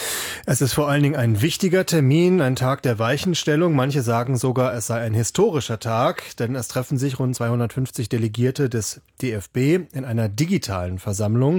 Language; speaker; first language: German; native; German